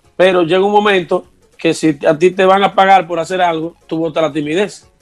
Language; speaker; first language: Spanish; native; Spanish